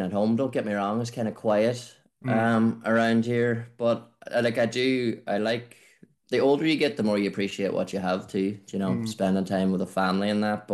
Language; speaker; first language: English; native; English